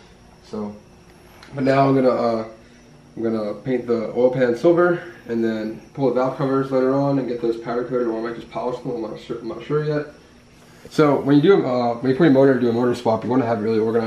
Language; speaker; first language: English; native; English